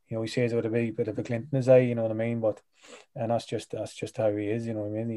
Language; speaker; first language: English; native; English